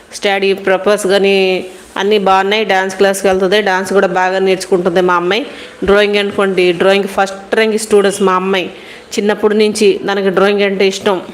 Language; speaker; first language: Telugu; non-native, local second language; Hindi